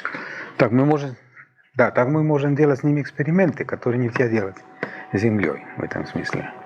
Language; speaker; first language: Russian; non-native, fluent; Spanish